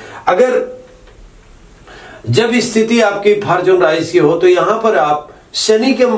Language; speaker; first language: Hindi; native; Hindi